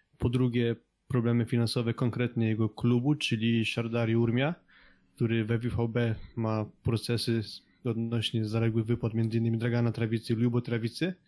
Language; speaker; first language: Polish; native; Polish